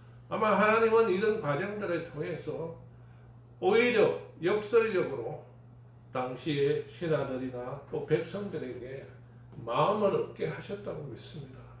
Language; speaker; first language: Korean; native; Korean